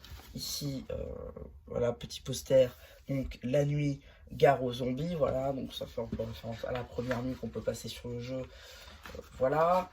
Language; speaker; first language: French; native; French